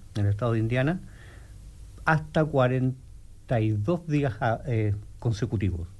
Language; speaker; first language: Spanish; native; Spanish